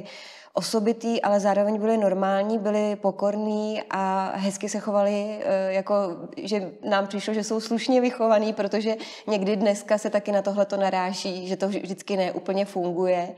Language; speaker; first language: Czech; native; Czech